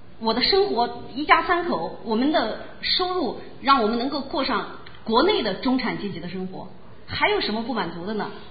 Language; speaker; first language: Chinese; native; Chinese